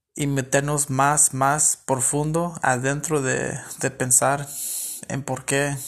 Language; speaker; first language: Spanish; early bilingual, heritage; Spanish